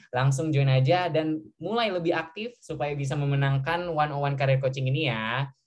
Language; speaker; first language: Indonesian; native; Indonesian